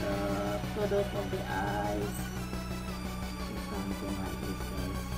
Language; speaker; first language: English; non-native, learner; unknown